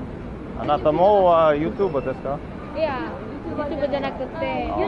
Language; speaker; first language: Japanese; non-native, learner; English